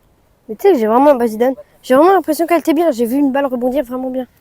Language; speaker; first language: French; native; French